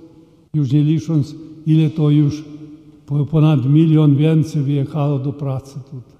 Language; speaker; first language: Polish; early bilingual, heritage; Polish